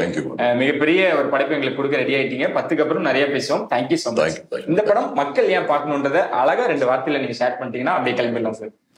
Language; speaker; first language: Tamil; native; Tamil